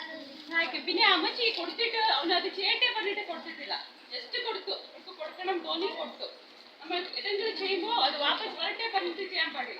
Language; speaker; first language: Malayalam; non-native, local second language; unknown